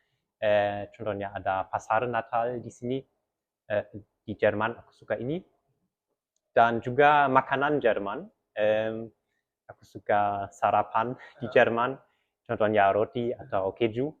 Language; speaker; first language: Indonesian; early bilingual, heritage; German